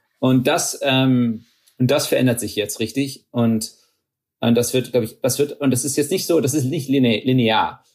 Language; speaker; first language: German; early bilingual, heritage; German